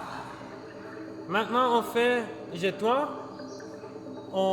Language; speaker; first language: French; non-native, local second language; German